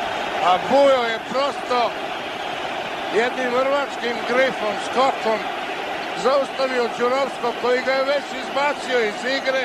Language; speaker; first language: Serbian; native; Serbian